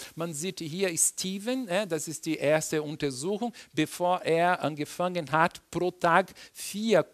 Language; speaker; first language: German; non-native, fluent; Portuguese